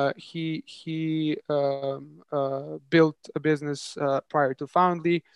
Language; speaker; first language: English; non-native, fluent; Serbian